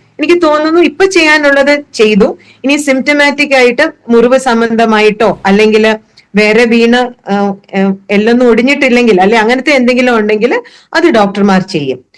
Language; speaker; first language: Malayalam; native; Malayalam